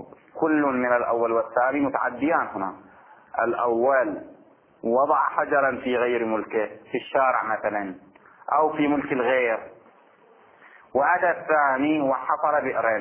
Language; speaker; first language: Arabic; native; Arabic